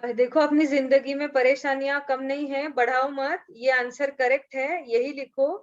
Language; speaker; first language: Hindi; non-native, local second language; Marathi